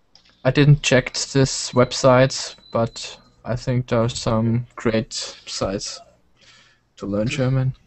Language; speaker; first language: English; non-native, learner; German